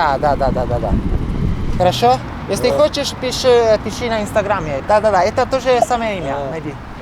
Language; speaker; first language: Russian; non-native, learner; Italian